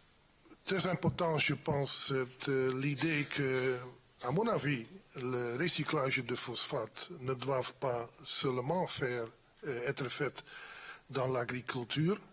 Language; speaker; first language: French; non-native, fluent; Dutch